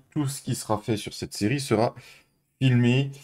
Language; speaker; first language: French; native; French